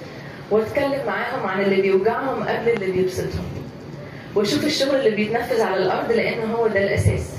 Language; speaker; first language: Arabic; native; Arabic